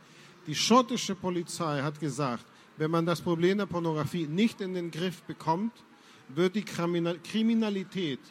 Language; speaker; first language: German; non-native, fluent; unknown